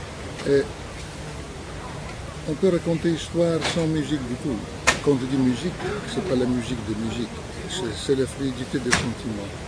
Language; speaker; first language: French; non-native, fluent; Russian